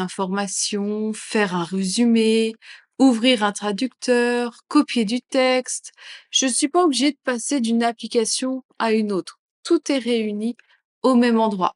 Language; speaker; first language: French; native; French